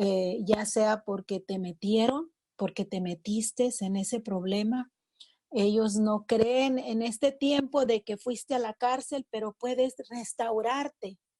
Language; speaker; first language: Spanish; native; Spanish